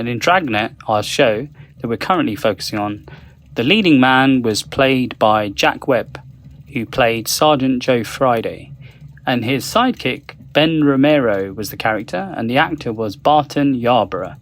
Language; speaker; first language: English; native; English